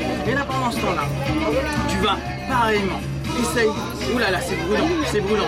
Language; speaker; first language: French; native; French